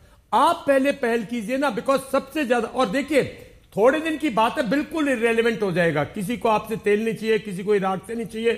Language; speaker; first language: Hindi; native; Hindi